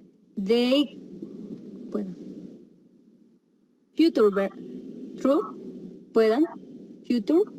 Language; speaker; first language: English; non-native, learner; Spanish